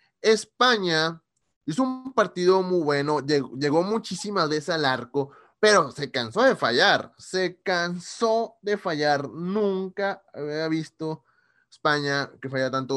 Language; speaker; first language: Spanish; native; Spanish